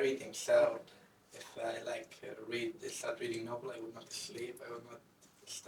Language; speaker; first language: English; non-native, fluent; Arabic